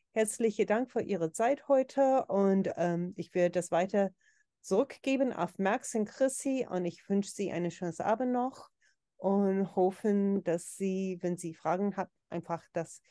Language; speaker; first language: German; non-native, learner; English